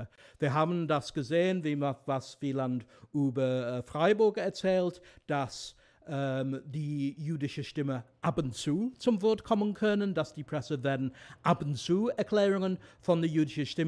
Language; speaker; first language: German; non-native, fluent; English